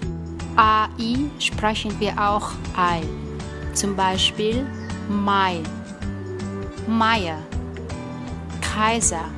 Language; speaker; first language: German; non-native, fluent; Vietnamese